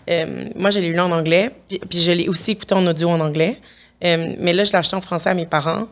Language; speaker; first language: French; native; French